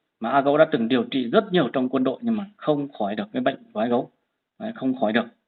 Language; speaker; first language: Vietnamese; non-native, local second language; Hmong